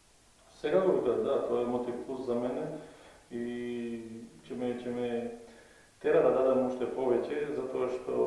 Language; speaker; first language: Macedonian; non-native, local second language; Albanian